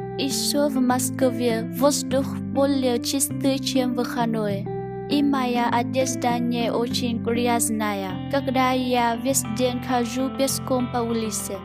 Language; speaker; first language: Russian; non-native, learner; Vietnamese